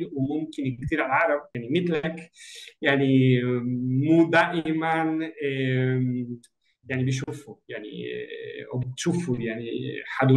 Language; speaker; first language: Arabic; non-native, learner; Spanish